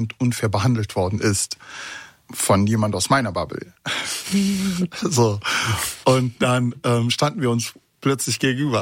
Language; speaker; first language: German; early bilingual, other home language; Kurdish